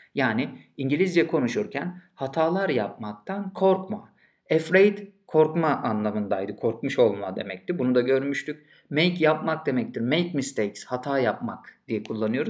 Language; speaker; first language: Turkish; native; Turkish